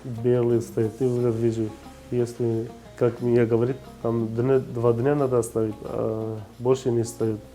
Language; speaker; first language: Russian; non-native, learner; Turkish